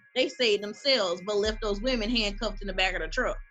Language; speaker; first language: English; native; English